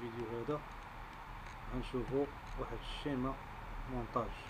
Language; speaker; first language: Arabic; native; Arabic